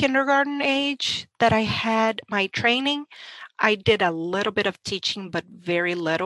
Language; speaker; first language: English; non-native, fluent; Portuguese